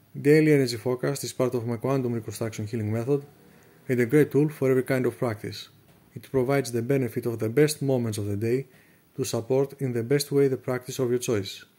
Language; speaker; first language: English; non-native, fluent; Greek